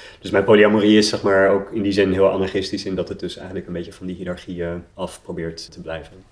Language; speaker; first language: Dutch; native; Dutch